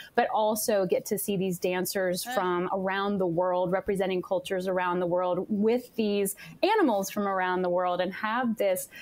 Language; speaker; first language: English; native; English